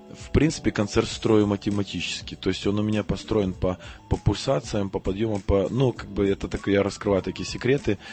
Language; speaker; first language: Russian; native; Russian